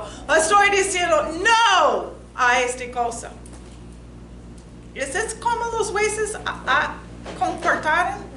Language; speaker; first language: Spanish; non-native, learner; English